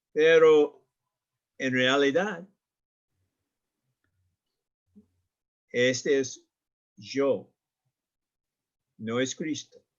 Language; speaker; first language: Spanish; non-native, learner; English